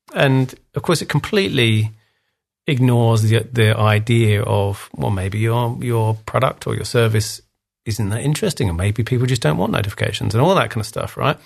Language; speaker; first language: English; native; English